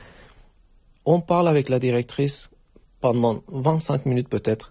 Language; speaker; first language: French; non-native, fluent; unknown